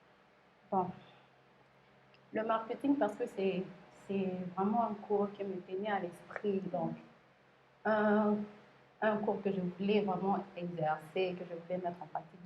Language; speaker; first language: French; non-native, local second language; Lingala